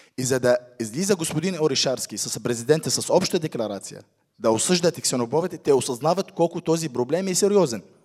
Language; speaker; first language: Bulgarian; non-native, fluent; Arabic